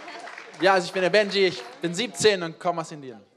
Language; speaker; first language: German; native; German